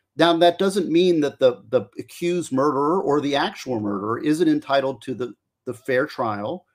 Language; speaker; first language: English; native; English